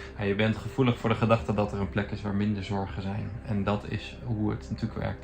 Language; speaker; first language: Dutch; native; Dutch